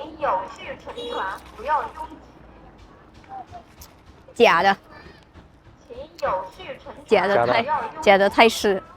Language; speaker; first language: Chinese; non-native, fluent; Thai